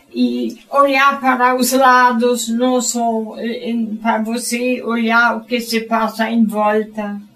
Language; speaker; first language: Portuguese; non-native, fluent; German